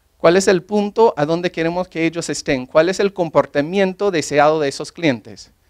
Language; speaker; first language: Spanish; non-native, fluent; English